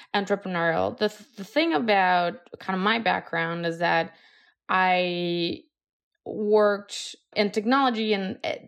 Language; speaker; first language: English; non-native, fluent; Spanish